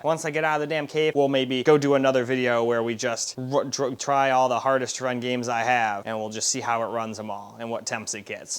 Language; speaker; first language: English; native; English